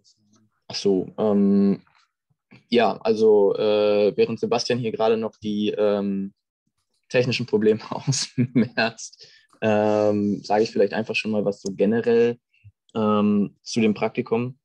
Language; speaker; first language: German; native; German